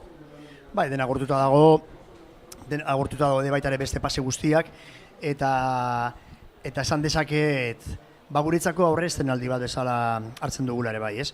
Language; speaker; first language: Basque; native; Basque